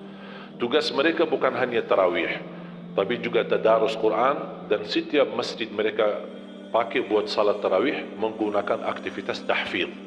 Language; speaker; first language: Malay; non-native, fluent; Arabic